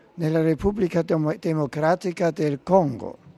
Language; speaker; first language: Italian; non-native, fluent; German